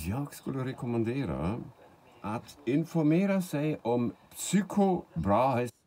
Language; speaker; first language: Swedish; non-native, fluent; German